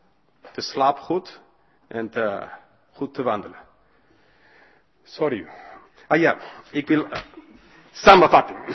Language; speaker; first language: Dutch; non-native, fluent; English